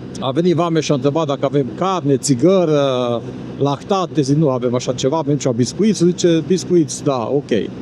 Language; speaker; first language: Romanian; non-native, local second language; Hungarian